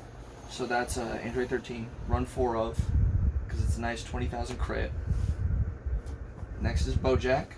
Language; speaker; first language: English; native; English